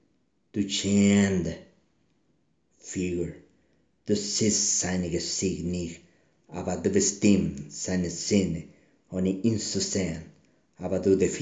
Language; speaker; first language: German; non-native, learner; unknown